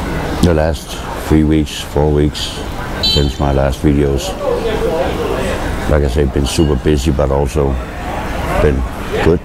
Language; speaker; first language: English; non-native, learner; Danish